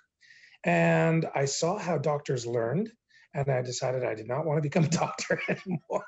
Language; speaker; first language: English; native; English